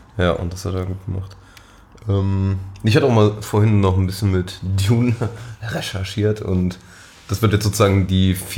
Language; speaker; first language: German; native; German